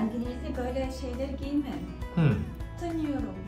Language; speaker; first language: Turkish; non-native, fluent; Russian